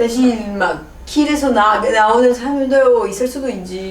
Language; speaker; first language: Korean; non-native, learner; French